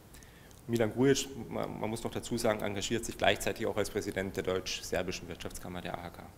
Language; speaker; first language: German; native; German